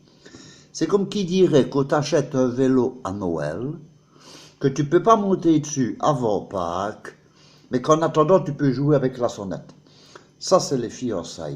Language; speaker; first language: French; native; French